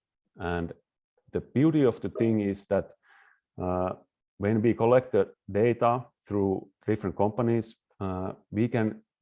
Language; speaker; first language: English; non-native, fluent; Finnish